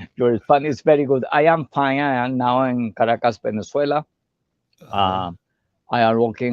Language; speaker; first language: English; non-native, learner; Spanish